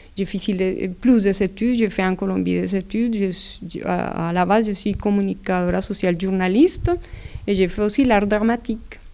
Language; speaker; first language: French; non-native, fluent; Spanish